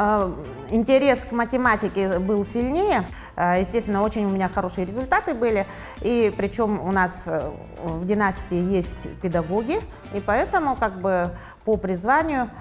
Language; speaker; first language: Russian; native; Russian